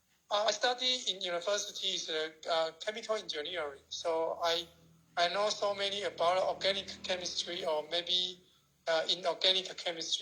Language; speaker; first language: English; non-native, learner; Chinese